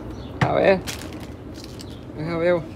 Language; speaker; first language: Spanish; native; Spanish